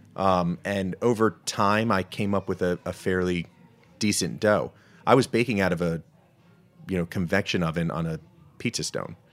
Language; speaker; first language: English; native; English